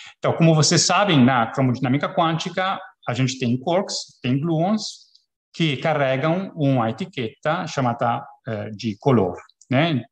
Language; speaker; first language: Portuguese; non-native, fluent; Italian